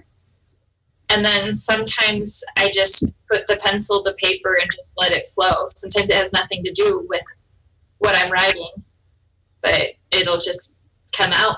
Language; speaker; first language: English; non-native, fluent; German